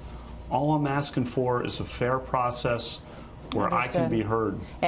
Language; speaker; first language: English; native; English